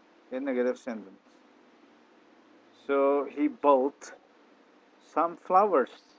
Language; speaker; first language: English; non-native, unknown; Indonesian